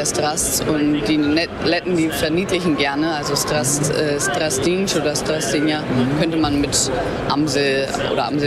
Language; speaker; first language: German; non-native, local second language; Latvian